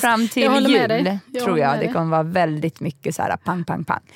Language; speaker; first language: Swedish; native; Swedish